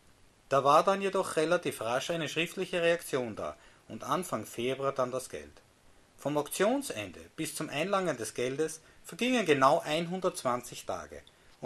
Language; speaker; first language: German; native; German